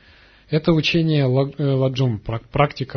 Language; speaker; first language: Russian; native; Russian